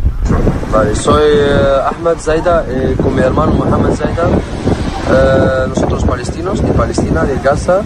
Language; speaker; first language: Spanish; non-native, learner; Arabic